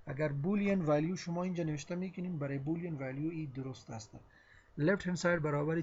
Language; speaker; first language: Persian; non-native, local second language; Pashto